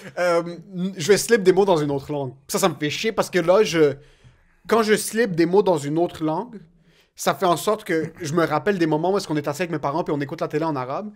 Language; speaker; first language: French; early bilingual, other home language; Arabic